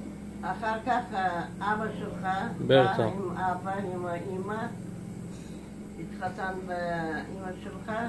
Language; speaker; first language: Hebrew; non-native, learner; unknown